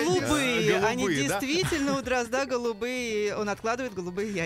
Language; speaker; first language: Russian; native; Russian